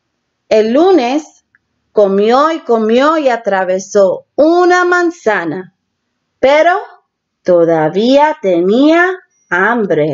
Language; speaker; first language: Spanish; early bilingual, heritage; Spanish